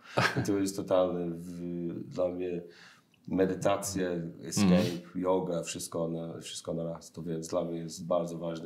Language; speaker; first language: Polish; non-native, learner; English